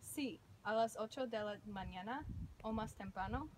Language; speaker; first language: Spanish; non-native, learner; English